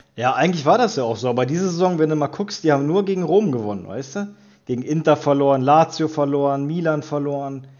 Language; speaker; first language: German; native; German